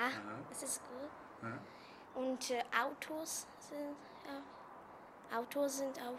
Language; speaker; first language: German; non-native, learner; Czech